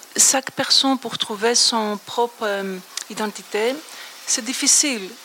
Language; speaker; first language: French; non-native, fluent; Greek